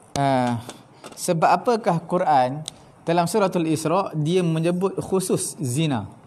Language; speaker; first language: Malay; native; Malay